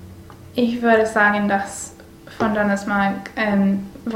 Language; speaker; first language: German; non-native, learner; English